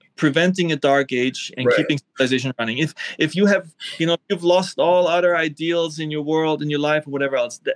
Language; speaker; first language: English; non-native, fluent; German